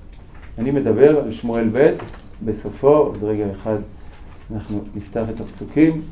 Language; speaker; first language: Hebrew; native; Hebrew